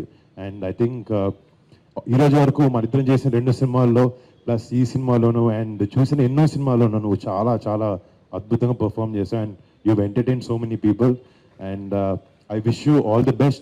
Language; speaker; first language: Telugu; native; Telugu